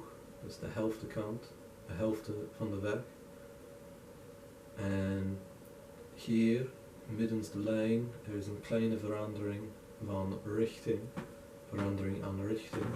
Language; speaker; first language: Dutch; non-native, learner; English